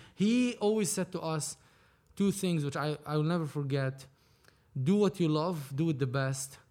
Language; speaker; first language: English; non-native, fluent; Arabic